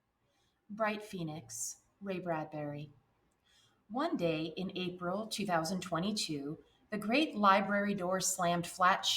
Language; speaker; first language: English; native; English